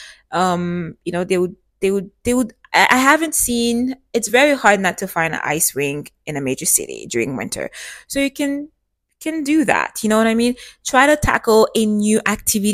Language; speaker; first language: English; native; English